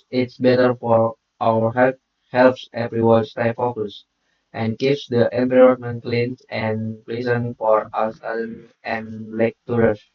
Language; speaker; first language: English; non-native, learner; Indonesian